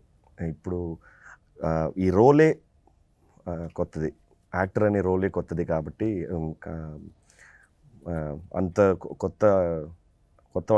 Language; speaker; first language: Telugu; non-native, fluent; Tamil